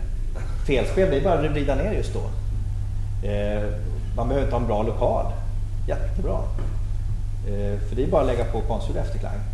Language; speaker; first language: Swedish; native; Swedish